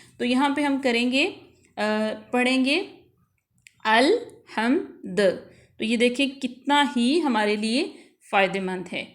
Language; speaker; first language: Urdu; native; Urdu